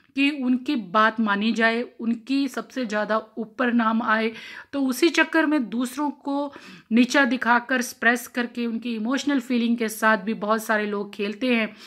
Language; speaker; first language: Hindi; non-native, local second language; Punjabi